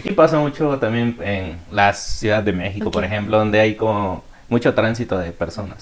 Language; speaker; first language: Spanish; native; Spanish